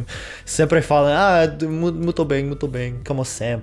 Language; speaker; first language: Portuguese; non-native, fluent; English